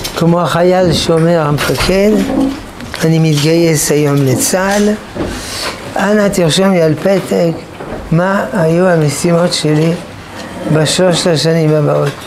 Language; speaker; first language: Hebrew; non-native, fluent; French